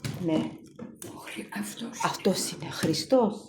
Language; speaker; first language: Greek; non-native, learner; Armenian